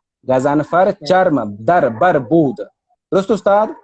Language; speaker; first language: Persian; non-native, learner; Hindi